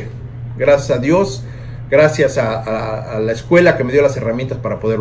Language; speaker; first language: Spanish; native; Spanish